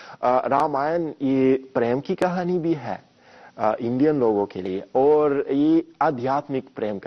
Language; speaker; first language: Hindi; non-native, fluent; Russian